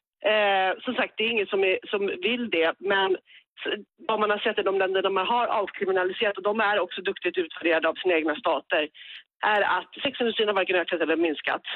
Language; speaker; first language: Swedish; native; Swedish